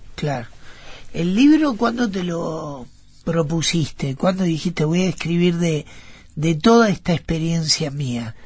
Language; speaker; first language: Spanish; native; Spanish